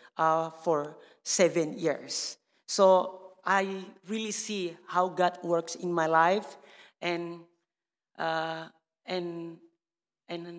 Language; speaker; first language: English; non-native, learner; Indonesian